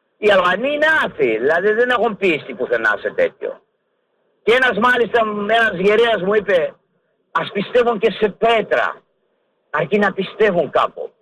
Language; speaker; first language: Greek; early bilingual, heritage; Greek